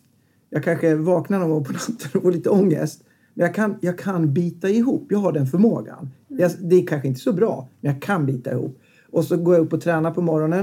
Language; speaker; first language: Swedish; native; Swedish